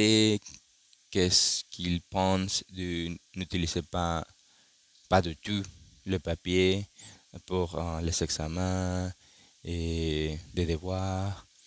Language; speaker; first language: French; non-native, learner; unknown